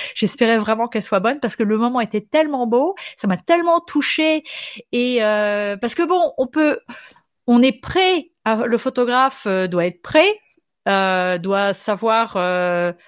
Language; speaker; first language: French; native; French